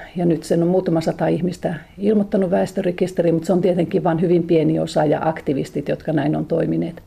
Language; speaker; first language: Finnish; native; Finnish